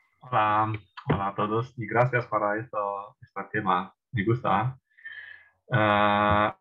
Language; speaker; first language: Spanish; non-native, learner; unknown